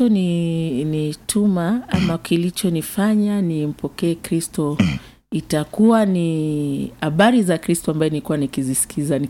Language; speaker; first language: Swahili; native; Swahili